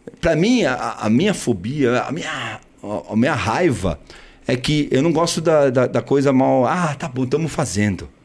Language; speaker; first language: Portuguese; early bilingual, other home language; Spanish